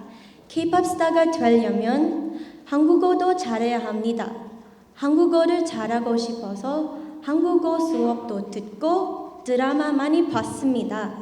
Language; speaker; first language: Korean; non-native, learner; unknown